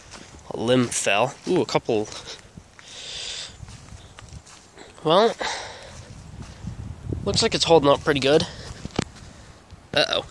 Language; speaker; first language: English; native; English